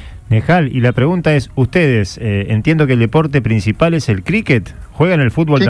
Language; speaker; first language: Spanish; native; Spanish